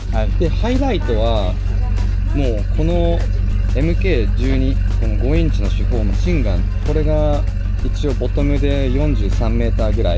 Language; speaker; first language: Japanese; native; Japanese